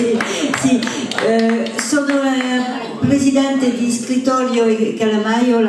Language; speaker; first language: Italian; non-native, learner; French